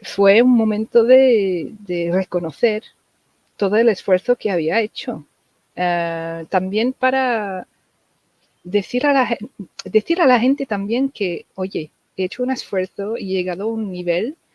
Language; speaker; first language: Spanish; non-native, fluent; English